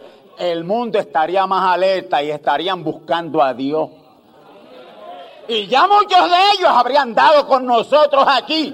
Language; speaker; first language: Spanish; native; Spanish